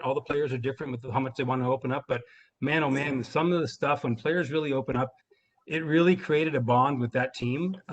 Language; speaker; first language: English; native; English